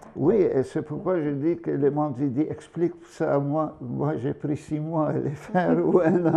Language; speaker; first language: French; non-native, fluent; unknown